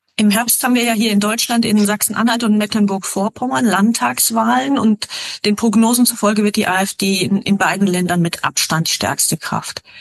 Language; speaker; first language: German; native; German